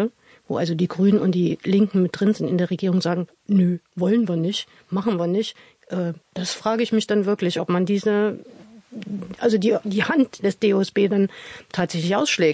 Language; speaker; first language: German; native; German